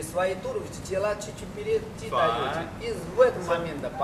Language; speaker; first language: Russian; non-native, learner; Chinese